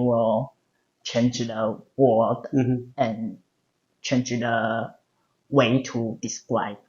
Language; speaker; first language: English; non-native, learner; Chinese